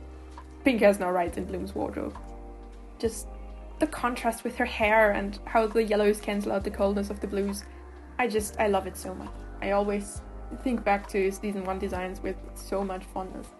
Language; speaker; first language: English; non-native, fluent; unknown